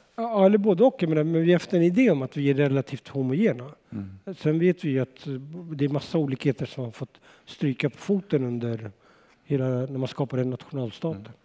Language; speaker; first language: Swedish; early bilingual, other home language; Urdu